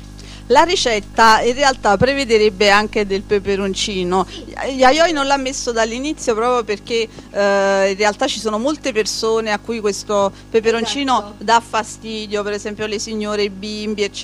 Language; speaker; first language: Italian; native; Italian